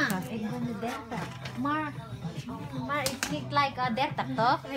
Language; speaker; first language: Dutch; non-native, learner; Filipino